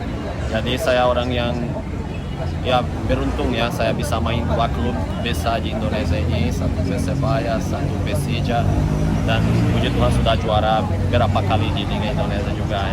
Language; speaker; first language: Indonesian; non-native, fluent; Portuguese